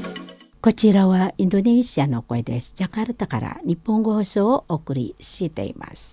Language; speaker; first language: Japanese; non-native, learner; Indonesian